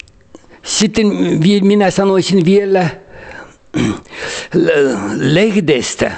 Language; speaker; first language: Finnish; early bilingual, heritage; Finnish